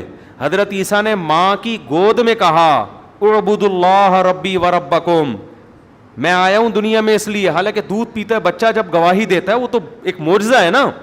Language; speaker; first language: Urdu; native; Urdu